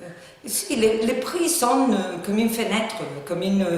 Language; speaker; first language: French; non-native, learner; Spanish